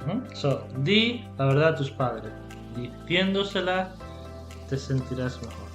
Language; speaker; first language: Spanish; non-native, fluent; English